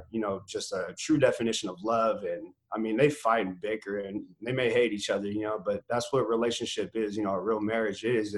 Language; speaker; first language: English; native; English